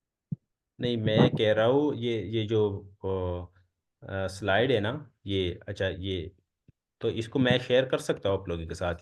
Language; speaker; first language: Hindi; non-native, local second language; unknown